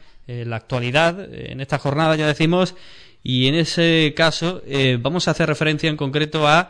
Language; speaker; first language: Spanish; native; Spanish